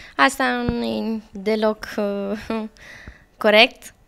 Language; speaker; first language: Romanian; early bilingual, heritage; Romanian